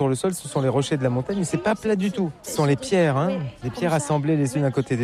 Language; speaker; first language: French; native; French